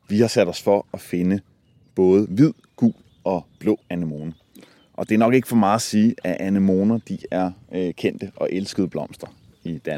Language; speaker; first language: Danish; native; Danish